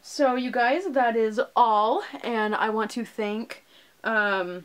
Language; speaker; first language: English; native; English